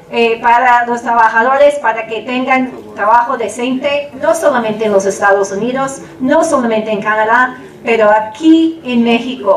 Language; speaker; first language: Spanish; non-native, fluent; English